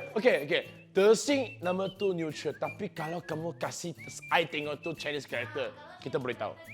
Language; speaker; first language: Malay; non-native, local second language; Chinese